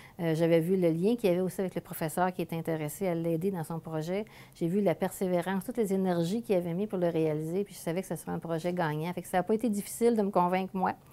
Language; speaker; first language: French; native; French